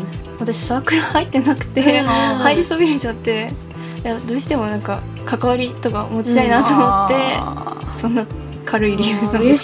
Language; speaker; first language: Japanese; native; Japanese